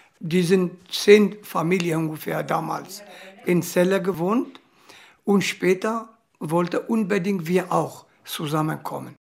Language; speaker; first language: German; non-native, learner; Kurdish